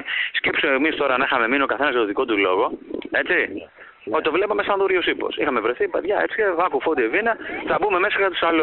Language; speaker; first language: Greek; native; Greek